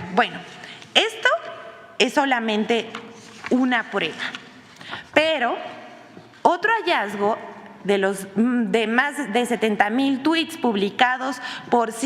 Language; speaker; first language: Spanish; native; Spanish